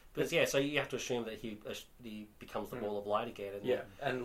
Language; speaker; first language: English; native; English